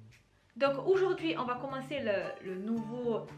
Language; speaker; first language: French; native; French